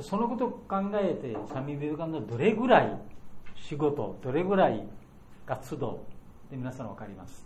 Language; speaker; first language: Japanese; non-native, learner; Bangla